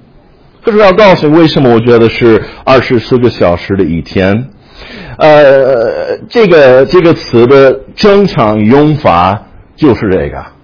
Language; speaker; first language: Chinese; non-native, fluent; English